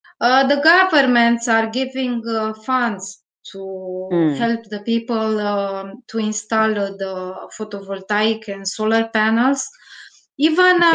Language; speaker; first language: English; non-native, learner; Romanian